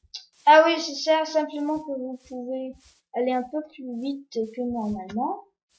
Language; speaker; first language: French; non-native, learner; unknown